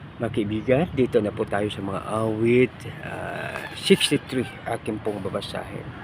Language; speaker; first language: Filipino; non-native, local second language; Hiligaynon